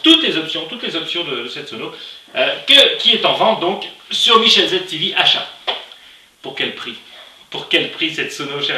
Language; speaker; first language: French; native; French